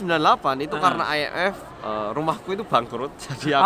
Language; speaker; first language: Indonesian; early bilingual, other home language; Korean